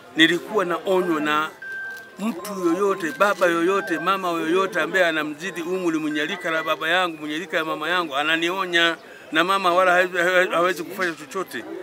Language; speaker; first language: Swahili; non-native, local second language; Sukuma